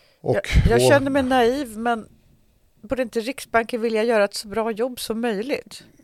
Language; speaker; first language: Swedish; native; Swedish